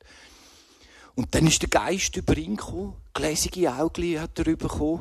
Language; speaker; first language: German; native; German